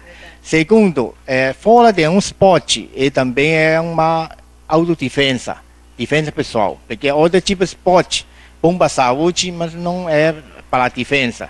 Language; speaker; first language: Portuguese; non-native, learner; Chinese